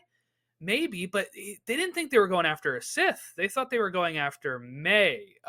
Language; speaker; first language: English; native; English